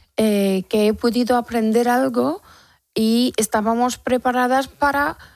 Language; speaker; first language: Spanish; non-native, learner; Persian